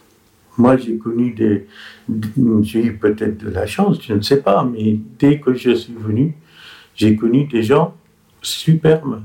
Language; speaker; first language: French; non-native, fluent; Persian